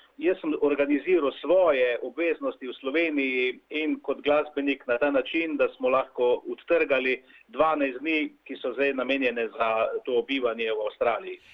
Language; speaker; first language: Slovenian; native; Slovenian